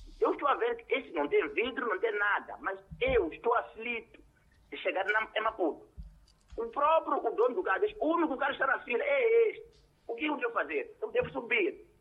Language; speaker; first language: Portuguese; non-native, local second language; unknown